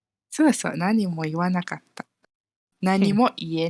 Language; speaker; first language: Japanese; non-native, fluent; Malay